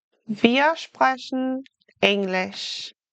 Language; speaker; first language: German; non-native, fluent; English